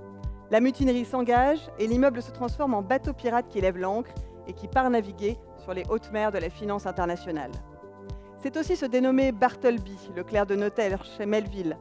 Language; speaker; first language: French; native; French